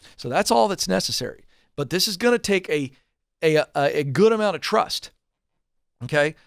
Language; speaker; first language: English; native; English